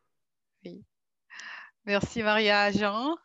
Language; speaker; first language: French; non-native, fluent; Portuguese